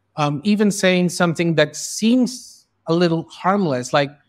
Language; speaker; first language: English; early bilingual, other home language; Spanish